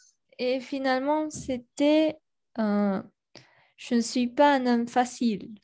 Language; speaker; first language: French; non-native, learner; Spanish